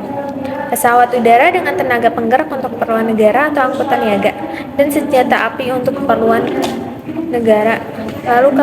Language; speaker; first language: Indonesian; native; Indonesian